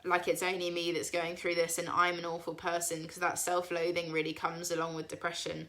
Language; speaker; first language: English; native; English